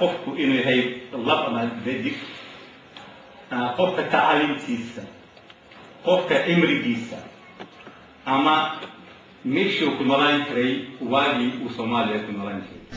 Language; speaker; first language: Somali; native; Somali